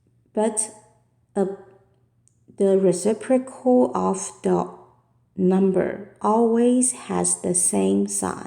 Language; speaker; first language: English; non-native, fluent; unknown